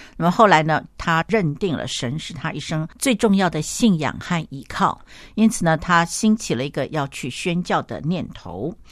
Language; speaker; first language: Chinese; native; Chinese